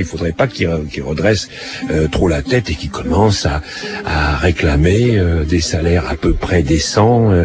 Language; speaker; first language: French; native; French